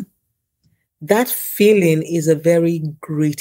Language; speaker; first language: English; non-native, local second language; Yoruba